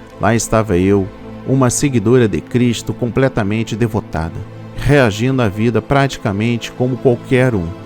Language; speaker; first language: Portuguese; native; Portuguese